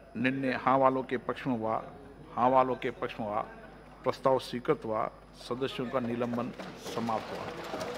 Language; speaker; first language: Hindi; native; Hindi